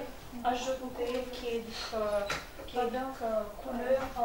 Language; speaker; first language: French; non-native, learner; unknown